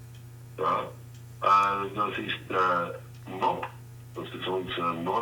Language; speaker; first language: German; non-native, learner; Dutch